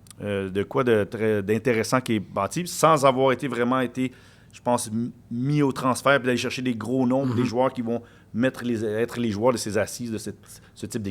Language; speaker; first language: French; native; French